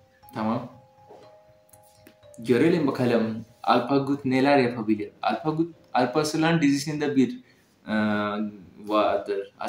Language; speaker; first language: Turkish; non-native, fluent; Urdu